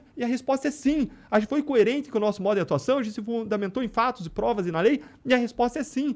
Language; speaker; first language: Portuguese; native; Portuguese